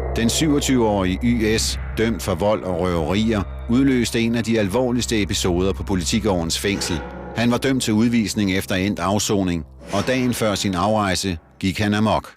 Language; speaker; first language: Danish; native; Danish